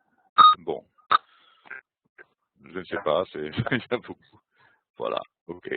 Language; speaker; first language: French; non-native, fluent; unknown